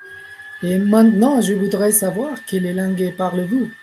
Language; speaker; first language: French; non-native, learner; Spanish